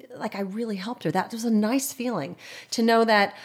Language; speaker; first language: English; native; English